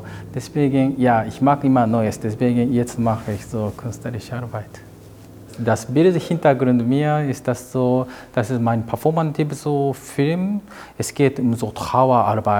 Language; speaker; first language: German; non-native, learner; Japanese